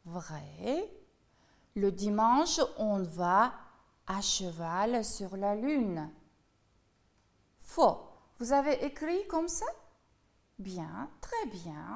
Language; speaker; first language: French; non-native, fluent; Uzbek